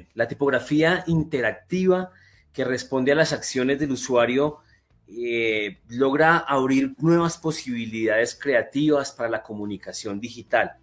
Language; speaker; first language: Spanish; native; Spanish